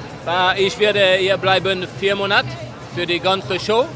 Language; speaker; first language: German; non-native, learner; French